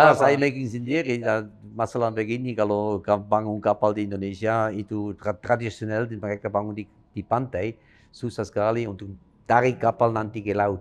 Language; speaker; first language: Indonesian; non-native, fluent; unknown